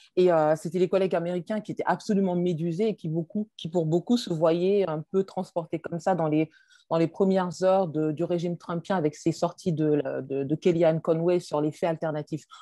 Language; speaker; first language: French; native; French